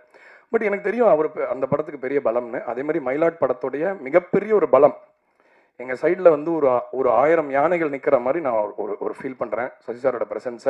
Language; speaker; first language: Tamil; native; Tamil